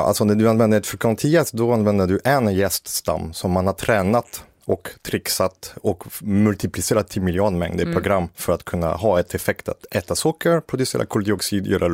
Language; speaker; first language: Swedish; native; Swedish